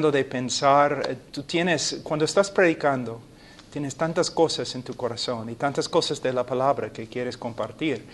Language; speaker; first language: Spanish; non-native, fluent; English